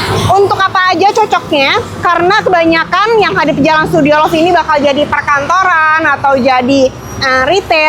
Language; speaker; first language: Indonesian; native; Indonesian